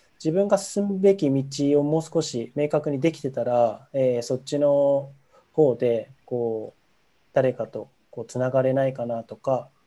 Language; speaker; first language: Japanese; native; Japanese